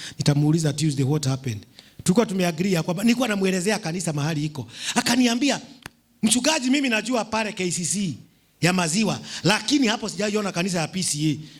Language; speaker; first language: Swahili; non-native, local second language; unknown